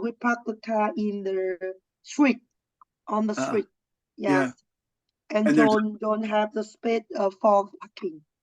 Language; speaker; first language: English; non-native, learner; Vietnamese